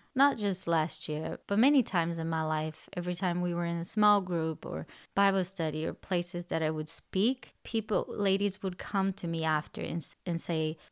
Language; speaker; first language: English; non-native, fluent; Portuguese